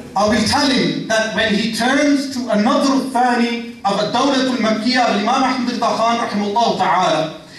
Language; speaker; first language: English; native; English